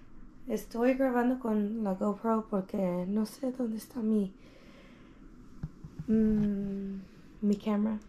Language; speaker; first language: Spanish; early bilingual, heritage; English